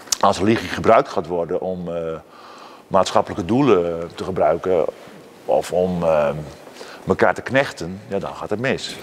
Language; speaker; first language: Dutch; non-native, local second language; Western Frisian